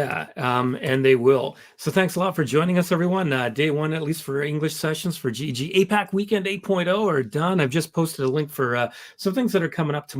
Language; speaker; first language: English; native; English